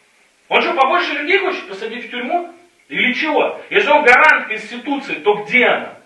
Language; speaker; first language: Russian; native; Russian